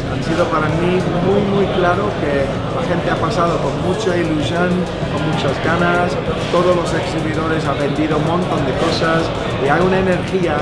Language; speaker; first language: Spanish; non-native, fluent; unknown